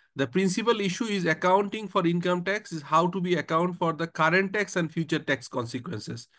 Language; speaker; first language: English; non-native, local second language; Bangla